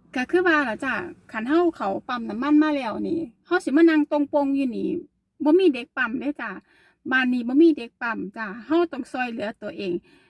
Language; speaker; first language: Thai; native; Thai